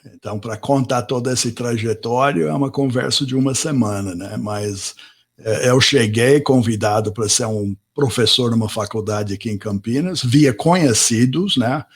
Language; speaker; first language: Portuguese; non-native, fluent; English